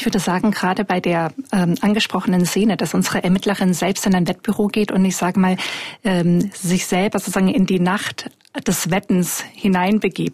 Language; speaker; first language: German; native; German